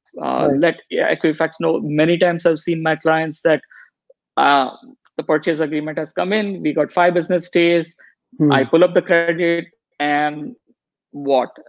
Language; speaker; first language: English; non-native, local second language; Gujarati